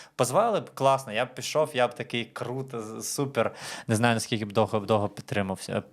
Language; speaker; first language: Ukrainian; non-native, fluent; Romanian